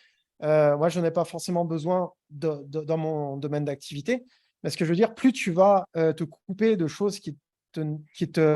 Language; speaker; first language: French; native; French